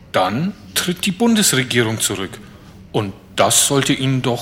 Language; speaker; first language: German; native; German